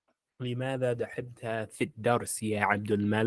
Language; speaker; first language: Arabic; non-native, learner; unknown